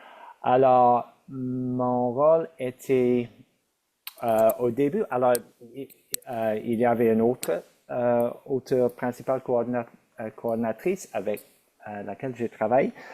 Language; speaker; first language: French; non-native, local second language; English